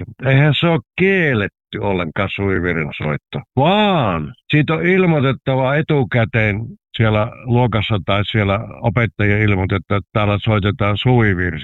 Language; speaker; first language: Finnish; native; Finnish